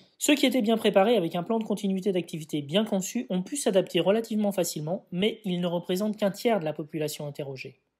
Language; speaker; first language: French; native; French